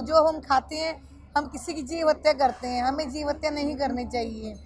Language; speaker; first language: Hindi; native; Hindi